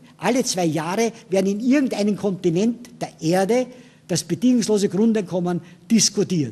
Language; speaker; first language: German; native; German